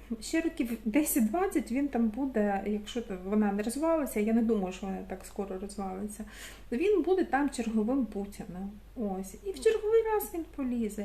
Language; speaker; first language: Ukrainian; non-native, local second language; Russian